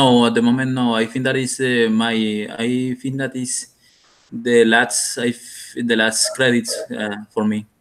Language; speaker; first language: English; non-native, learner; Spanish